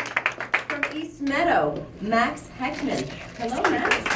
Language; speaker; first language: English; native; English